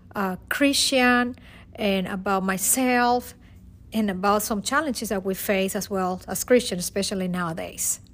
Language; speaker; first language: English; non-native, fluent; Spanish